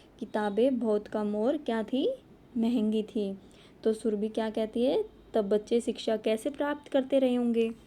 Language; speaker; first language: Hindi; native; Hindi